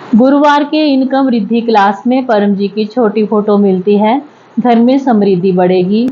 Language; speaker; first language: Hindi; native; Hindi